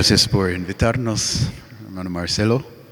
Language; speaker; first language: Spanish; non-native, fluent; English